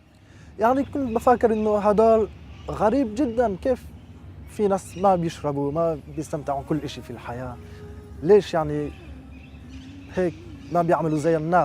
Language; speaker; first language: Arabic; non-native, fluent; French